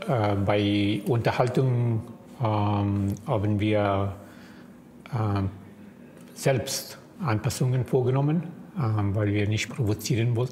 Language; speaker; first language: German; non-native, fluent; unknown